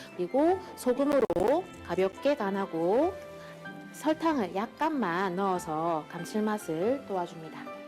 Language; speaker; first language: Korean; native; Korean